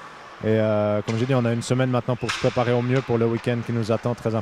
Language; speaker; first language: French; native; French